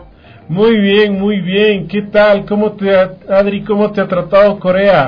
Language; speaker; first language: Spanish; native; Spanish